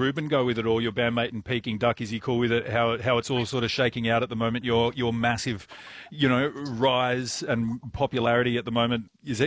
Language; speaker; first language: English; native; English